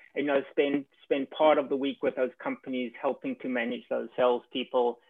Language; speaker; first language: English; native; English